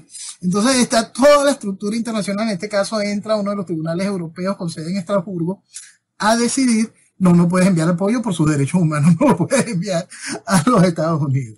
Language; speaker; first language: Spanish; native; Spanish